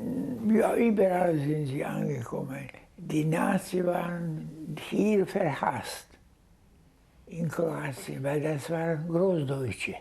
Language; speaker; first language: German; non-native, fluent; Hungarian